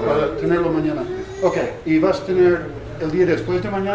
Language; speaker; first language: Spanish; non-native, learner; English